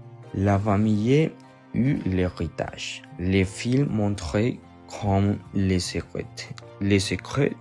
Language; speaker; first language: French; non-native, learner; Spanish